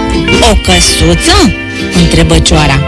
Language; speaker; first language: Romanian; native; Romanian